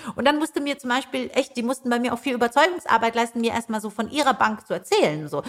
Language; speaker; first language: German; early bilingual, other home language; Persian